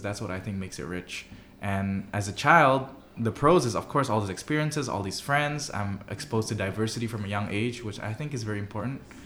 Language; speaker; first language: English; early bilingual, other home language; Indonesian